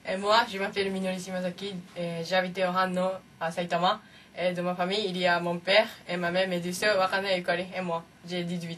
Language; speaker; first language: French; non-native, learner; Japanese